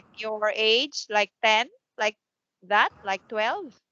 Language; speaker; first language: English; non-native, fluent; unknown